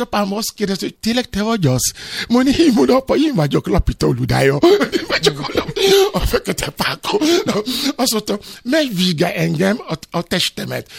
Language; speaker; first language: Hungarian; non-native, learner; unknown